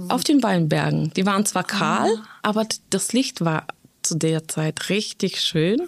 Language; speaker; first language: German; non-native, fluent; Bulgarian